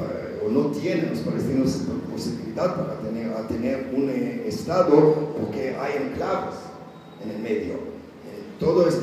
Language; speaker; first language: Spanish; non-native, learner; Hebrew